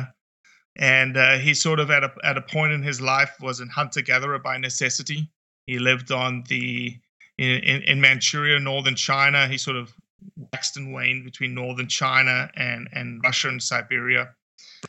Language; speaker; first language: English; native; English